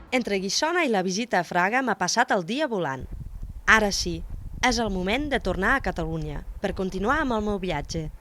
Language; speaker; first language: Catalan; non-native, fluent; German